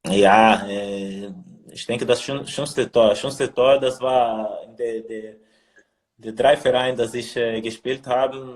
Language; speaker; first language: German; non-native, learner; Portuguese